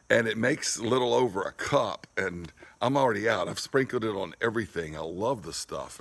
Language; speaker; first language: English; native; English